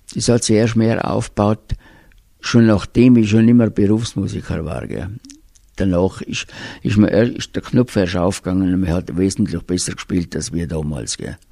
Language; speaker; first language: German; native; German